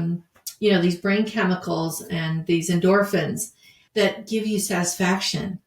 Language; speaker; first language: English; native; English